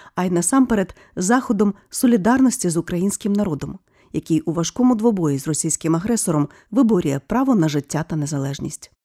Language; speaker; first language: Ukrainian; native; Ukrainian